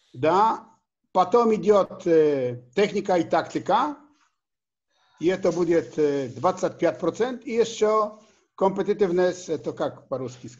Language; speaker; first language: Russian; non-native, learner; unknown